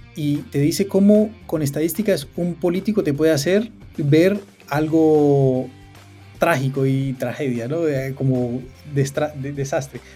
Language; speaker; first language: Spanish; native; Spanish